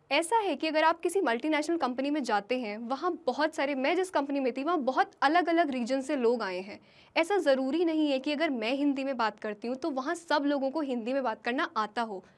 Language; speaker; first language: Hindi; native; Hindi